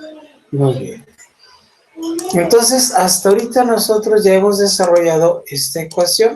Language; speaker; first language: Spanish; native; Spanish